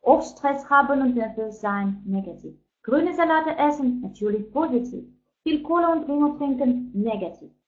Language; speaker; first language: German; non-native, fluent; Russian